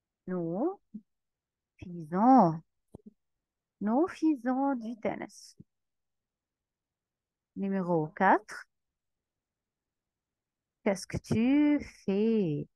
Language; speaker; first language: French; non-native, fluent; Arabic